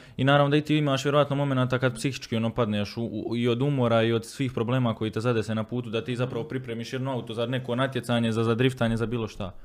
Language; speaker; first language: Croatian; native; Croatian